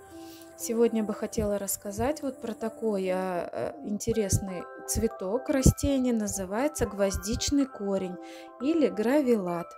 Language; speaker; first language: Russian; native; Russian